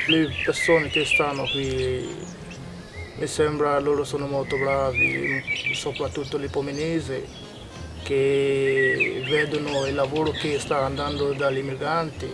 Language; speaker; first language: Italian; non-native, learner; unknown